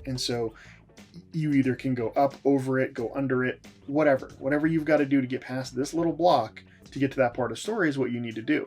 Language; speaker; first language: English; native; English